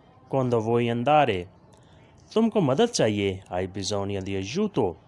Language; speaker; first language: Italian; non-native, fluent; Urdu